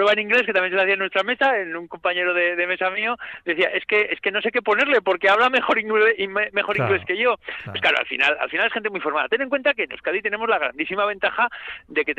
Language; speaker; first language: Spanish; native; Spanish